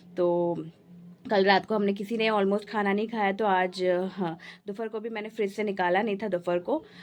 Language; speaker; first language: Hindi; non-native, local second language; Bangla